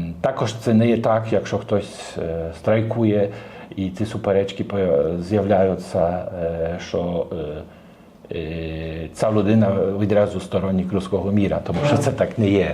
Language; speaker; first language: Ukrainian; non-native, learner; Polish